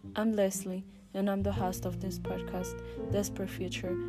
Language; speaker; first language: English; early bilingual, other home language; Spanish